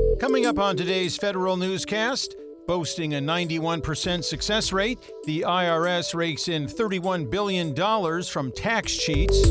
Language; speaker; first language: English; native; English